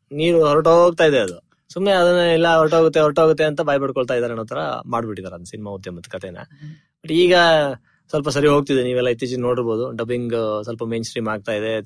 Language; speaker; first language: Kannada; native; Kannada